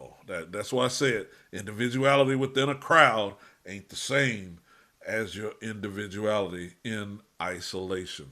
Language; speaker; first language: English; native; English